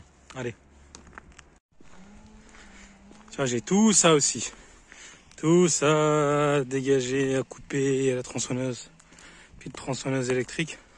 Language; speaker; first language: French; native; French